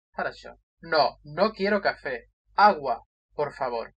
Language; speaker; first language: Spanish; non-native, fluent; Russian